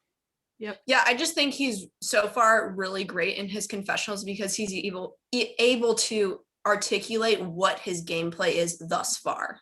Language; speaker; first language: English; native; English